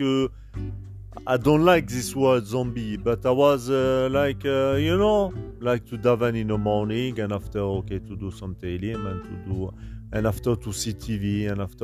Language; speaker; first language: English; non-native, learner; French